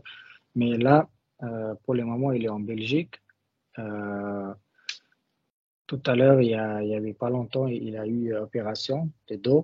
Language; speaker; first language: French; non-native, learner; Russian